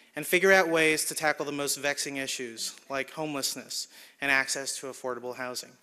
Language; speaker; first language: English; early bilingual, other home language; Spanish